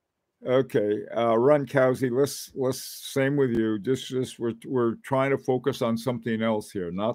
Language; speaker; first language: English; native; English